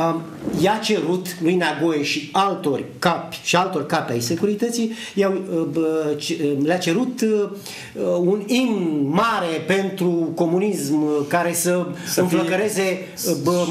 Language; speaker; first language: Romanian; native; Romanian